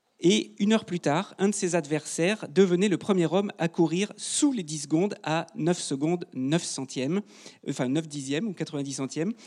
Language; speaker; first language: French; native; French